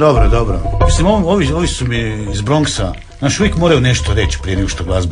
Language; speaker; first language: Croatian; native; Croatian